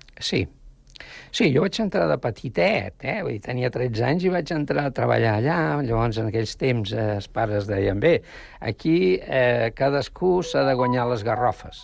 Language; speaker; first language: Catalan; non-native, local second language; Spanish